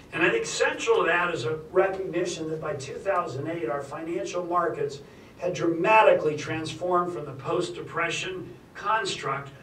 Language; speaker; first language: English; native; English